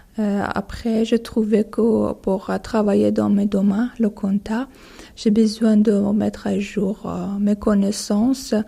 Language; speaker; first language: French; non-native, learner; Persian